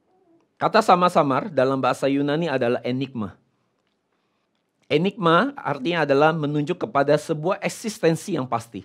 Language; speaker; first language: Indonesian; native; Indonesian